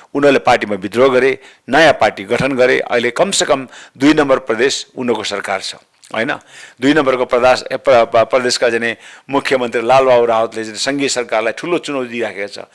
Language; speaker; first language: Nepali; non-native, local second language; Sherpa